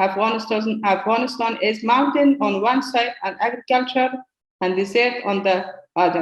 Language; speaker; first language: English; non-native, learner; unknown